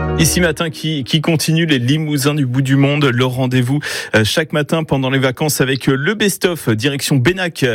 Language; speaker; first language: French; native; French